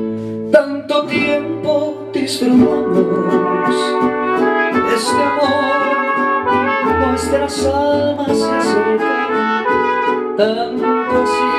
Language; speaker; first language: Spanish; native; Spanish